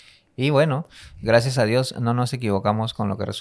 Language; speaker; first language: Spanish; native; Spanish